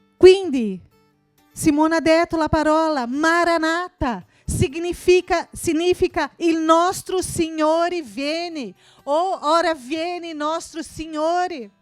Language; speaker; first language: Italian; non-native, fluent; Portuguese